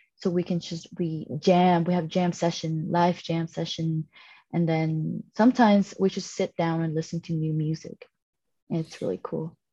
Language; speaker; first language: English; non-native, fluent; Vietnamese